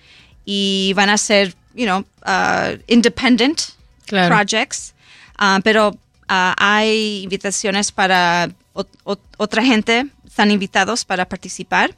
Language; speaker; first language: Spanish; non-native, local second language; English